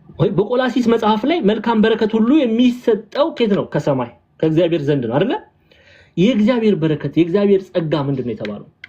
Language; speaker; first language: Amharic; early bilingual, heritage; Amharic